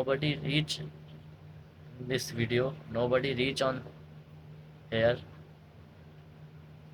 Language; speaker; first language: English; non-native, learner; Hindi